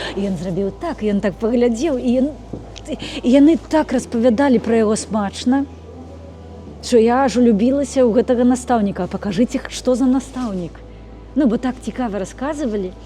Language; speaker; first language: Belarusian; non-native, local second language; Russian